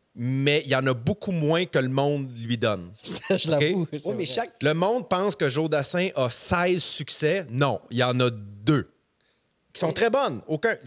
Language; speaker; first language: French; native; French